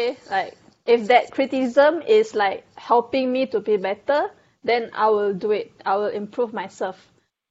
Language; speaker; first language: English; non-native, local second language; Malay